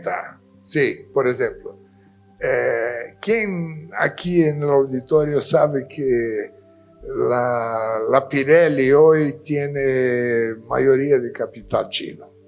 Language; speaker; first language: Spanish; non-native, fluent; Portuguese